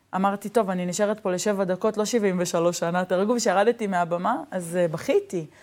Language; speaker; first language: Hebrew; native; Hebrew